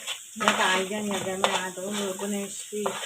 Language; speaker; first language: Arabic; native; Arabic